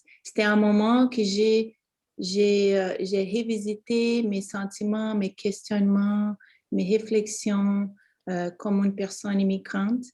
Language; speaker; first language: French; non-native, fluent; Portuguese